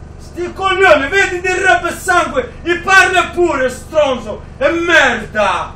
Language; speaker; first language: Italian; non-native, learner; Arabic